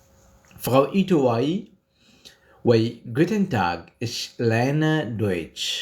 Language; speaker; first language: German; non-native, learner; Pashto